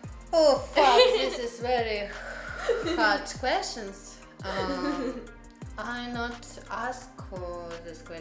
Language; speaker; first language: English; non-native, learner; Russian